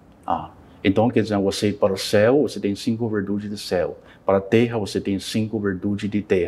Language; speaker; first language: Portuguese; non-native, learner; Chinese